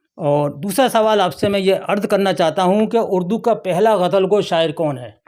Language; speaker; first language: Urdu; native; Urdu